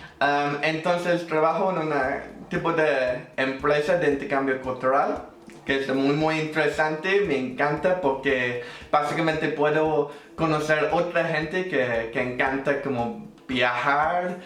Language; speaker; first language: Spanish; non-native, fluent; English